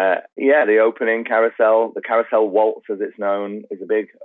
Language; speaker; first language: English; native; English